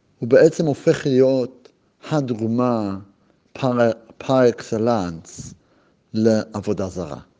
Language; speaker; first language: Hebrew; native; Hebrew